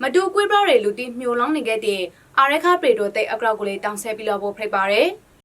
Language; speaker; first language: Burmese; native; Burmese